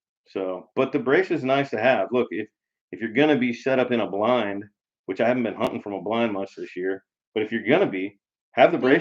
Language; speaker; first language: English; native; English